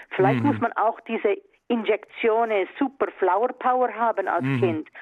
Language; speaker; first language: German; early bilingual, other home language; Swiss German